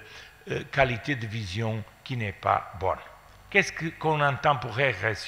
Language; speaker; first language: French; non-native, fluent; Portuguese